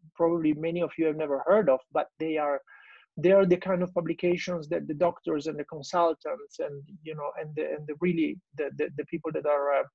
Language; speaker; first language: English; non-native, fluent; Italian